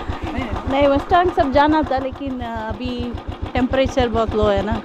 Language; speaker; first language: Hindi; non-native, local second language; Kannada